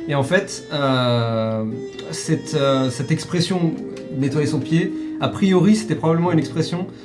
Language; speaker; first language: French; native; French